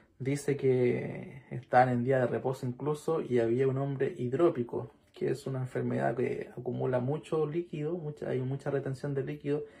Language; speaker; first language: Spanish; native; Spanish